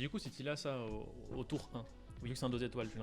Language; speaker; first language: French; native; French